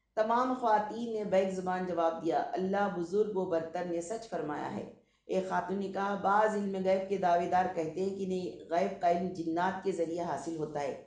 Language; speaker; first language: Urdu; native; Urdu